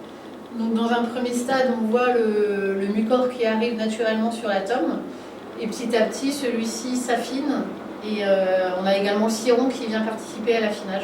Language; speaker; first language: French; native; French